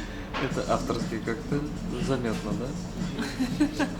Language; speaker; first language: Russian; native; Russian